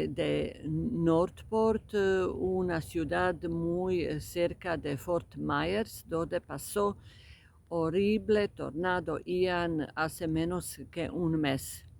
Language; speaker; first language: Spanish; non-native, fluent; Croatian